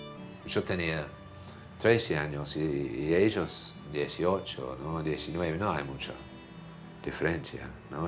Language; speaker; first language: Spanish; non-native, fluent; English